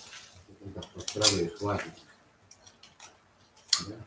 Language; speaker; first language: Russian; native; Russian